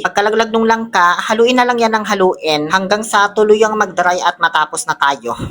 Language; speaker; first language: Filipino; native; Filipino